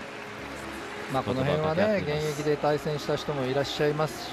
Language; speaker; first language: Japanese; native; Japanese